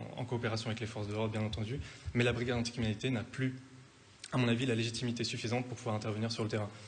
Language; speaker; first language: French; native; French